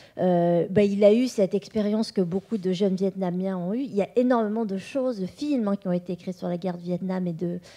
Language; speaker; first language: French; non-native, local second language; Vietnamese